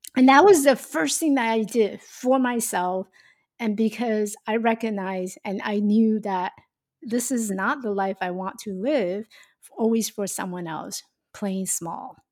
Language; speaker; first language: English; non-native, fluent; Chinese